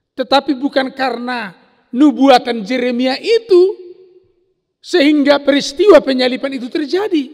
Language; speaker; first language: Indonesian; non-native, local second language; Batak Toba